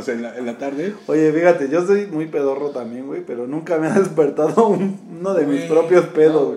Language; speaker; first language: Spanish; native; Spanish